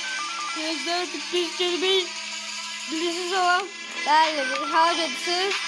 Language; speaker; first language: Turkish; non-native, learner; Azerbaijani